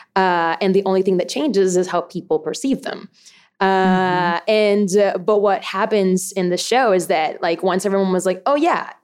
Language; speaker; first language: English; early bilingual, other home language; Spanish